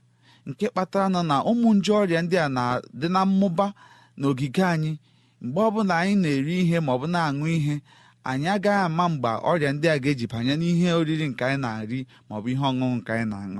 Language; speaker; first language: Igbo; native; Igbo